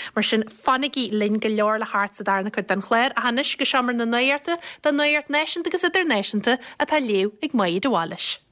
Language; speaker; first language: Irish; native; Irish